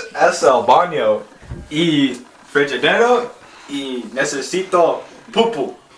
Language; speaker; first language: Spanish; non-native, learner; English